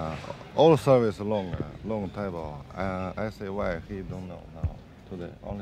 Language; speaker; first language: English; non-native, learner; Chinese